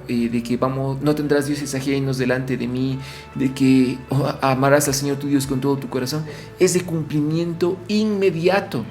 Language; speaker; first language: Spanish; native; Spanish